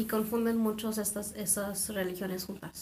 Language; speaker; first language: Spanish; non-native, fluent; English